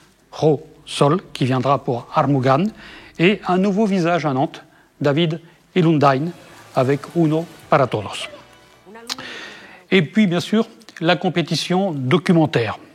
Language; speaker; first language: French; native; French